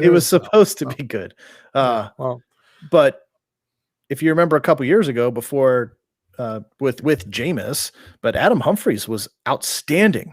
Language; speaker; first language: English; native; English